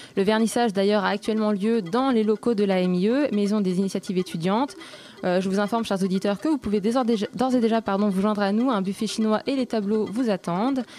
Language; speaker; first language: French; native; French